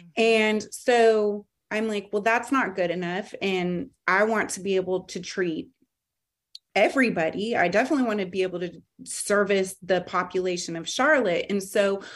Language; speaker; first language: English; native; English